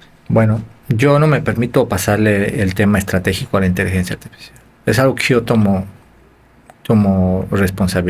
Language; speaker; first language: Spanish; native; Spanish